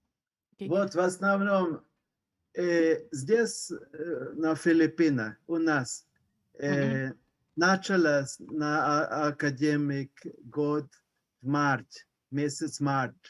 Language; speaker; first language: Russian; non-native, learner; Hungarian